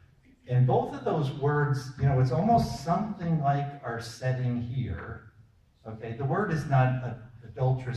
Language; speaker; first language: English; native; English